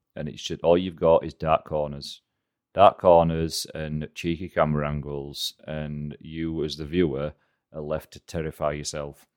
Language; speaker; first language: English; native; English